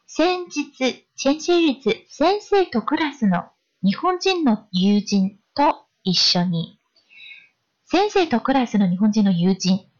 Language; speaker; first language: Japanese; non-native, fluent; Chinese